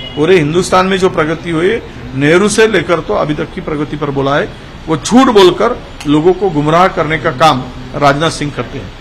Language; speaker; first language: Hindi; non-native, local second language; Marathi